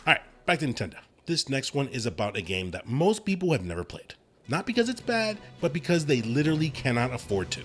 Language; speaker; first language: English; native; English